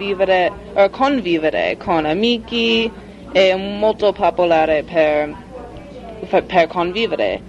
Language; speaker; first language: Italian; non-native, learner; English